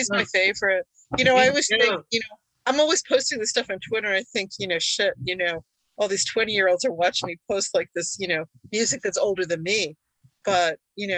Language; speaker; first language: English; early bilingual, other home language; Hungarian